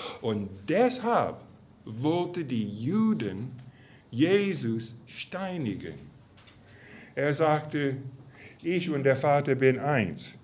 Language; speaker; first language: German; non-native, fluent; English